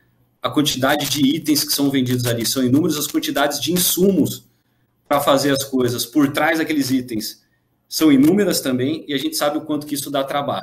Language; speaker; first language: Portuguese; native; Portuguese